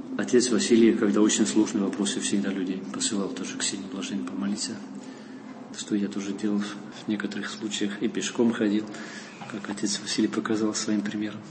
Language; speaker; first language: Russian; non-native, fluent; Dutch